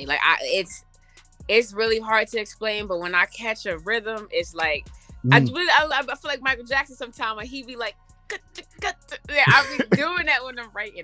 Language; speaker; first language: English; early bilingual, other home language; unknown